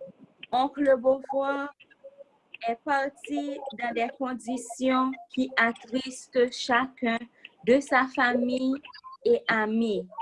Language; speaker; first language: French; non-native, local second language; Haitian Creole